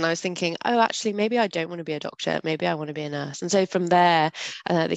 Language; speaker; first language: English; native; English